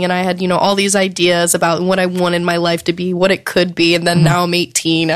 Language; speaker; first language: English; native; English